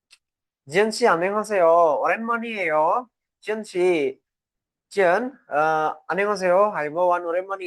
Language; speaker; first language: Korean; non-native, fluent; Sinhala